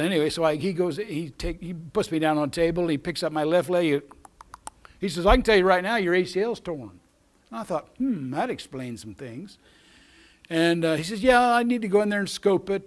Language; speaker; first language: English; native; English